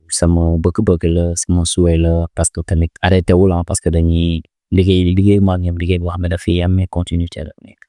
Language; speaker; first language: Wolof; non-native, local second language; Jola-Fonyi